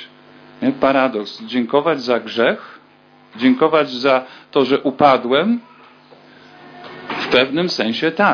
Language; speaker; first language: Polish; native; Polish